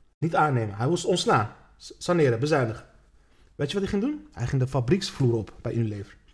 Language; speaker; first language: Dutch; early bilingual, other home language; Turkish